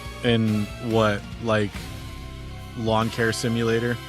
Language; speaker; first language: English; native; English